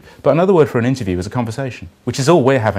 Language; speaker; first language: English; native; English